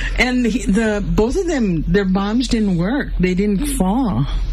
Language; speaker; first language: English; early bilingual, other home language; Spanish